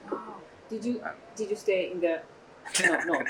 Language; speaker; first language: English; non-native, learner; Japanese